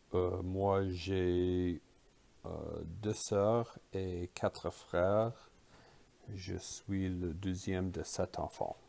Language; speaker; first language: French; non-native, fluent; English